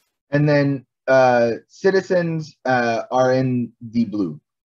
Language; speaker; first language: English; native; English